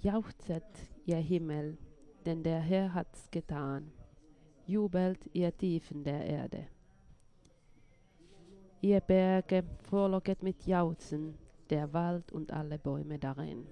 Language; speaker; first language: German; non-native, fluent; Finnish